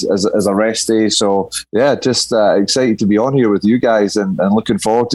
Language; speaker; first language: English; native; English